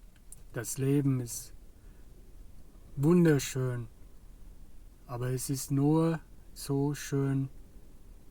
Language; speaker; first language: German; non-native, fluent; English